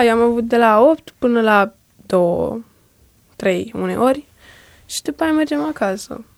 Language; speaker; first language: Romanian; early bilingual, heritage; Romanian